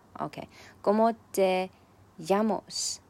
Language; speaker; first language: Spanish; non-native, learner; Chinese